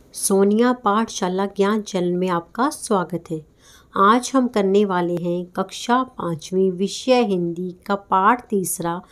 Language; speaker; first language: Hindi; non-native, local second language; Punjabi